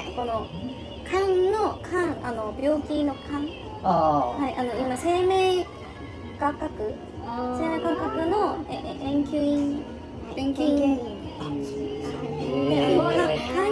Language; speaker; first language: Japanese; non-native, fluent; Korean